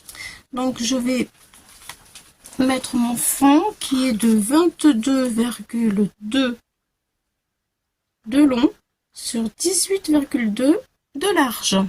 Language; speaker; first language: French; native; French